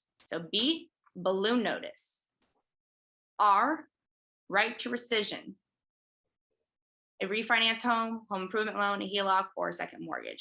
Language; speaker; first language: English; native; English